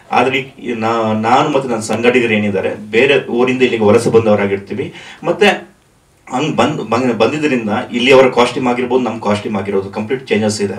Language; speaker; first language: Kannada; native; Kannada